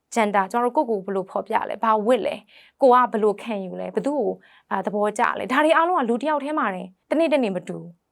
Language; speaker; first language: Burmese; native; Burmese